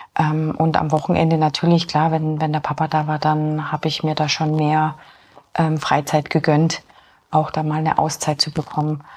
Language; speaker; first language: German; early bilingual, other home language; Polish